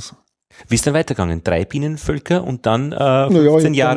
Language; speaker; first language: German; native; German